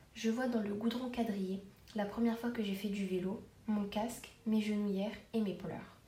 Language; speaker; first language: French; non-native, local second language; Arabic